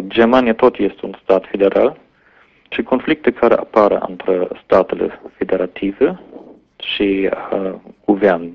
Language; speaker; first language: Romanian; non-native, fluent; German